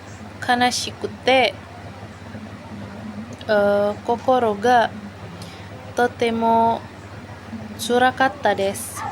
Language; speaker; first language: Japanese; non-native, learner; Indonesian